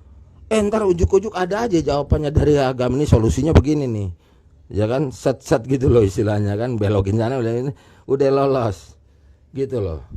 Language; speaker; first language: Indonesian; native; Indonesian